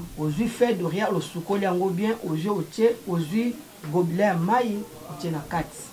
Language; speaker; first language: Lingala; native; Lingala